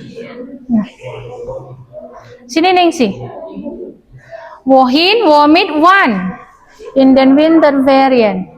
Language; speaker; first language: German; non-native, learner; Indonesian